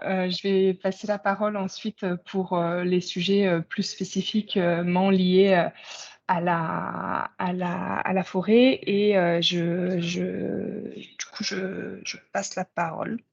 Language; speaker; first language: French; native; French